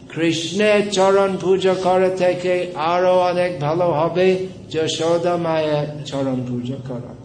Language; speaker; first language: Bangla; non-native, fluent; English